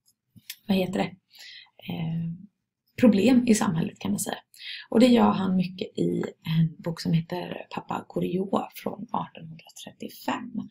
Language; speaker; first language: Swedish; native; Swedish